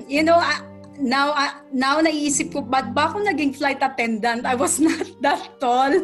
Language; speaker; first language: English; non-native, local second language; Tausug